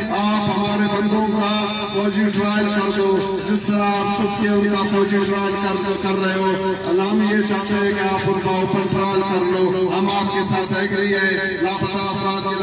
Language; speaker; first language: Urdu; non-native, local second language; Baluchi